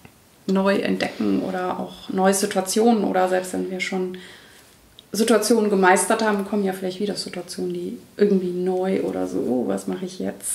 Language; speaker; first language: German; native; German